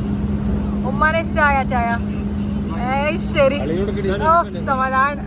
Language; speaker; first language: Malayalam; non-native, learner; Hindi